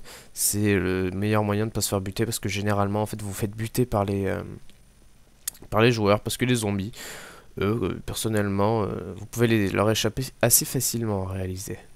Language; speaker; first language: French; native; French